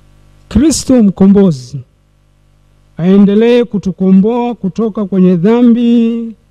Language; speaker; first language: Swahili; native; Swahili